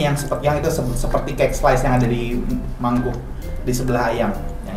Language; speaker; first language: Indonesian; native; Indonesian